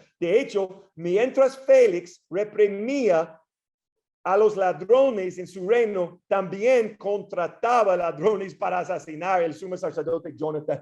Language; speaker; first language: Spanish; non-native, fluent; English